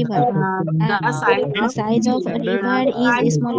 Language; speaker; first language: English; non-native, learner; Bangla